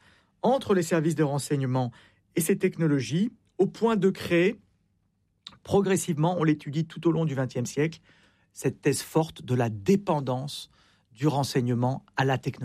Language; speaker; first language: French; native; French